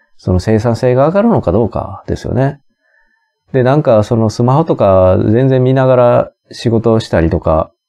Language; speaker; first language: Japanese; native; Japanese